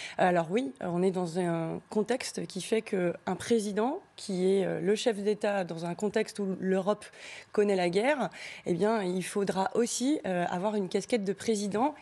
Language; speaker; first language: French; native; French